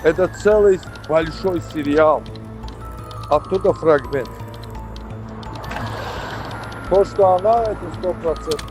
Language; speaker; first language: Russian; non-native, fluent; Azerbaijani